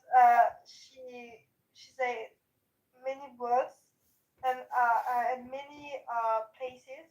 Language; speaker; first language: English; non-native, learner; French